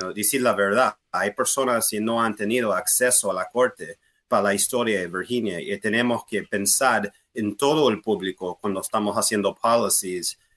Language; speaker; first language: Spanish; early bilingual, heritage; Spanish